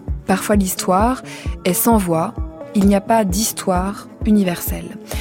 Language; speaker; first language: French; native; French